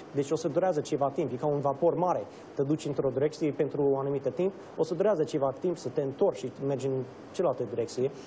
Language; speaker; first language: Romanian; non-native, fluent; English